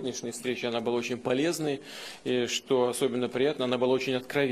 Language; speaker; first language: Russian; native; Russian